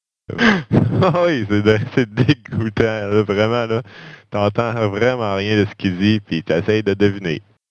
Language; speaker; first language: French; native; French